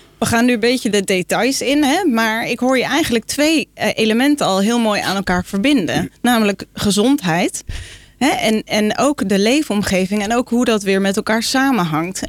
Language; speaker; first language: Dutch; native; Dutch